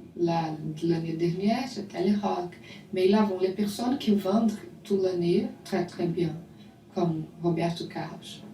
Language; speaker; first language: French; non-native, learner; Portuguese